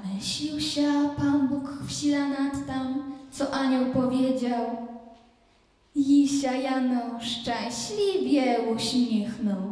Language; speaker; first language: Polish; native; Polish